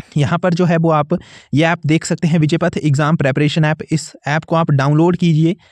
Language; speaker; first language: Hindi; native; Hindi